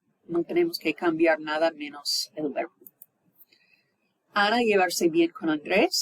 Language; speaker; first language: Spanish; non-native, fluent; English